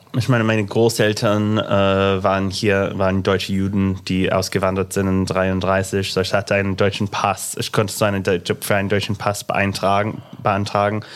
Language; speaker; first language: German; non-native, fluent; English